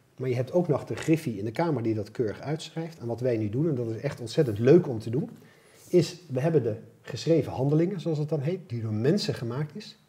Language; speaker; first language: Dutch; native; Dutch